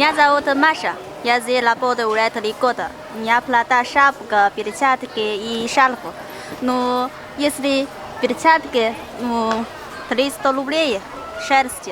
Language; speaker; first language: Russian; non-native, learner; Chinese